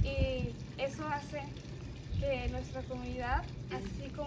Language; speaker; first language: Spanish; early bilingual, heritage; Spanish